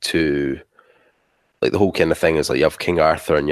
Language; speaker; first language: English; native; English